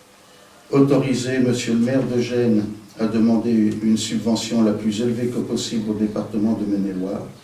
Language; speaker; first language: French; native; French